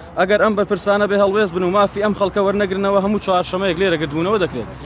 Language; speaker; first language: Central Kurdish; native; Central Kurdish